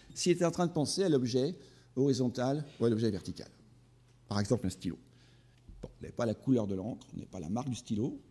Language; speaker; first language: French; native; French